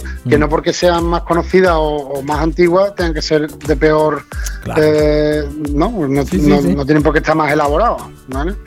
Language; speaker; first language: Spanish; native; Spanish